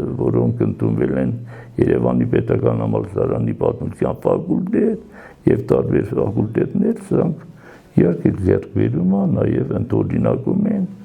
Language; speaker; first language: Armenian; non-native, local second language; Kurdish